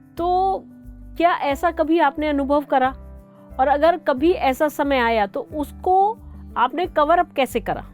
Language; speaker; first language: Hindi; native; Hindi